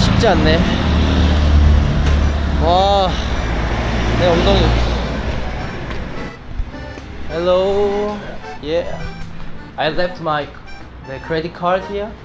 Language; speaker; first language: English; non-native, learner; Korean